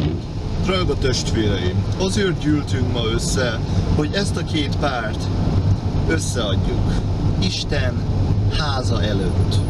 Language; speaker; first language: Hungarian; early bilingual, heritage; Hungarian